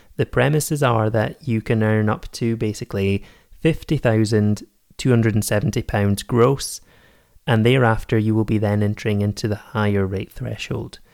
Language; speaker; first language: English; native; English